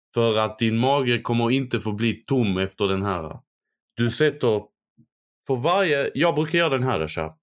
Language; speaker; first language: Swedish; non-native, fluent; Arabic